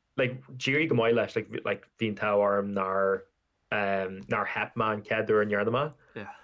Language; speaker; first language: Irish; native; Irish